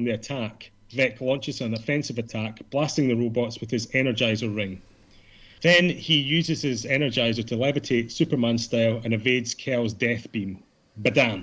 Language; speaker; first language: English; native; English